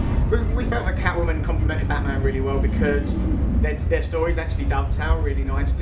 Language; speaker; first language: English; native; English